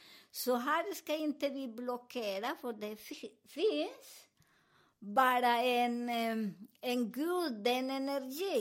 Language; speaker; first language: Swedish; non-native, learner; Spanish